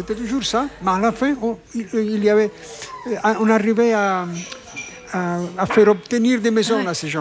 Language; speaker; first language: French; non-native, fluent; Italian